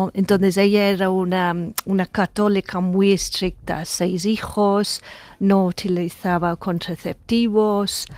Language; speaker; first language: Spanish; non-native, fluent; English